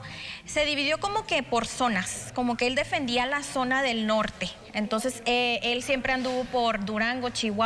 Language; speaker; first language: Spanish; native; Spanish